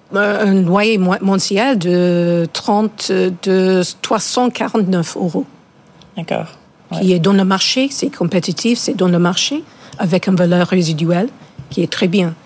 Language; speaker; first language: French; non-native, fluent; English